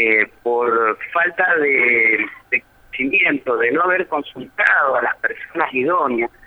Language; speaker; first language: Spanish; native; Spanish